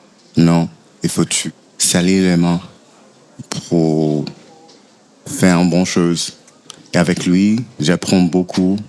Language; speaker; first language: French; non-native, fluent; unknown